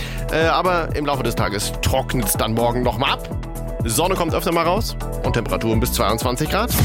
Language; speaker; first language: German; native; German